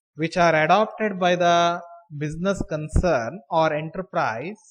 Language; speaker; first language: English; non-native, local second language; Kannada